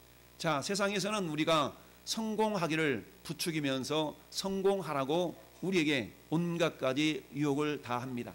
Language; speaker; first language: Korean; native; Korean